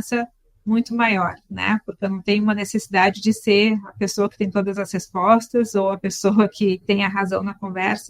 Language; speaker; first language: Portuguese; native; Portuguese